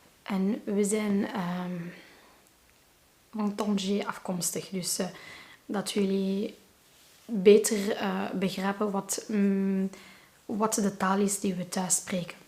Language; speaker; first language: Dutch; non-native, local second language; Arabic